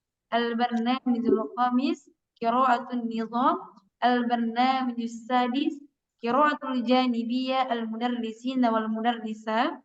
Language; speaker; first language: Arabic; non-native, fluent; Indonesian